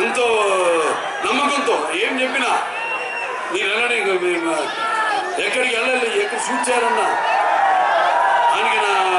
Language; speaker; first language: Telugu; native; Telugu